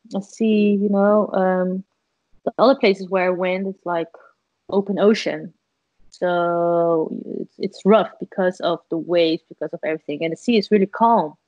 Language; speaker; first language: English; non-native, fluent; Dutch